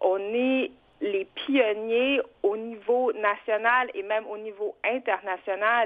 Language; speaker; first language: French; early bilingual, other home language; Vietnamese